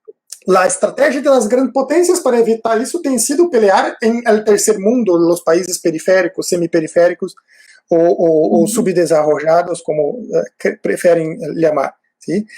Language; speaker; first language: Spanish; non-native, fluent; Portuguese